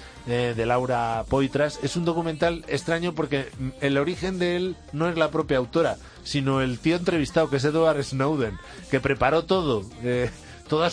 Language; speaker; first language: Spanish; native; Spanish